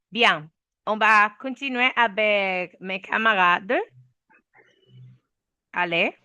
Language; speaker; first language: French; non-native, learner; Spanish